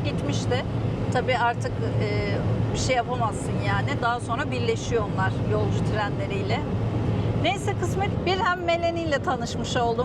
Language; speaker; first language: Turkish; native; Turkish